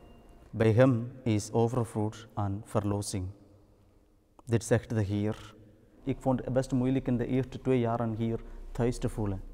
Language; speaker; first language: Dutch; non-native, fluent; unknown